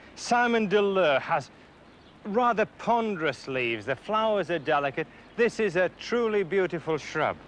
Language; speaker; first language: English; native; English